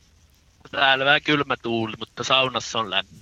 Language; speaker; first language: Finnish; non-native, local second language; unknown